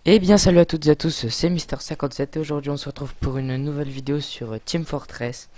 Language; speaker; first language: French; native; French